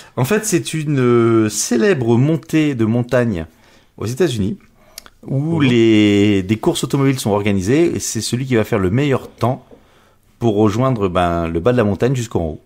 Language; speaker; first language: French; native; French